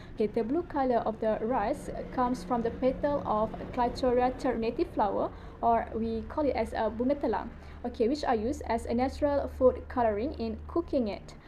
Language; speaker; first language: English; non-native, local second language; Malay